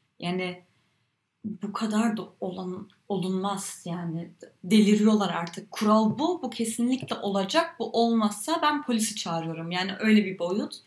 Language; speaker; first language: Turkish; early bilingual, heritage; Turkish